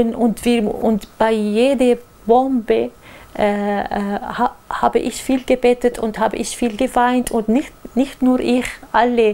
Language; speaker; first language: German; non-native, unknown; Arabic